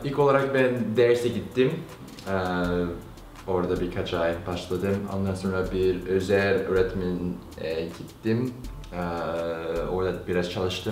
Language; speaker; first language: Turkish; non-native, learner; Korean